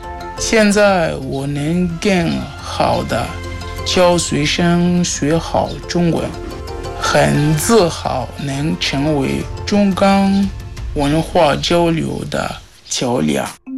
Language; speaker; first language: Chinese; non-native, fluent; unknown